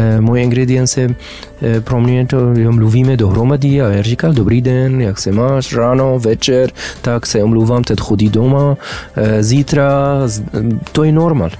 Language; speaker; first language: Czech; non-native, learner; Arabic